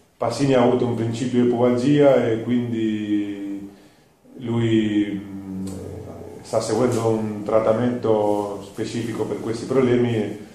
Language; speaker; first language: Italian; non-native, fluent; Spanish